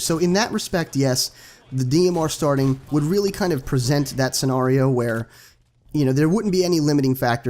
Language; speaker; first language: English; native; English